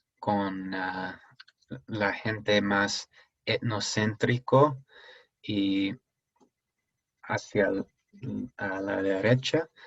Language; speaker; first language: Spanish; non-native, fluent; English